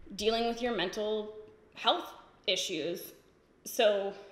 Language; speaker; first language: English; native; English